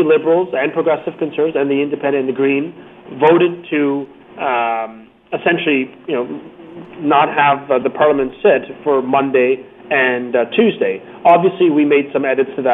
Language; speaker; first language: English; native; English